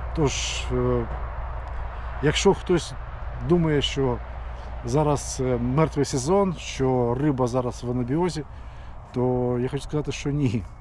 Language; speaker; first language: Ukrainian; non-native, local second language; Russian